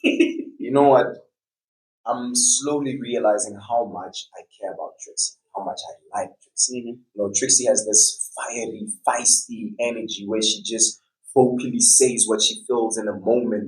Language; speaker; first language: English; non-native, local second language; Tswana